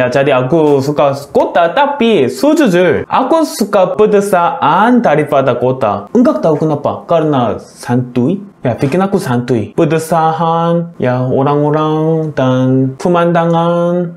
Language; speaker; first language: Indonesian; non-native, learner; Korean